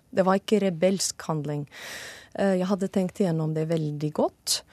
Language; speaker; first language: Norwegian; non-native, fluent; Arabic